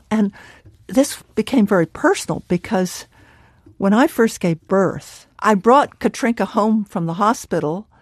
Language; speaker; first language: English; native; English